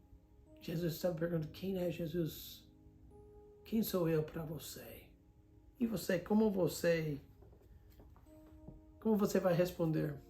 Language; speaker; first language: Portuguese; non-native, fluent; English